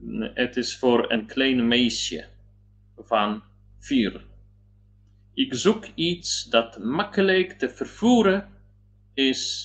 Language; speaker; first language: Dutch; non-native, learner; Polish